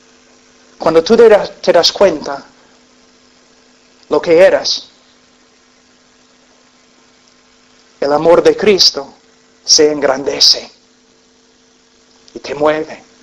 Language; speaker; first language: Spanish; non-native, fluent; English